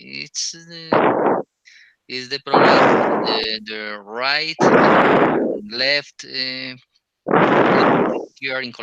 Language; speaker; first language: English; non-native, learner; Spanish